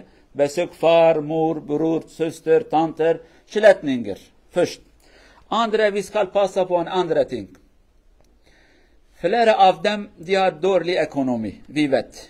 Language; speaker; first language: Norwegian; non-native, learner; Kurdish